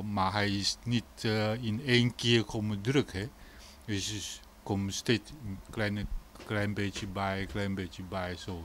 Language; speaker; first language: Dutch; non-native, learner; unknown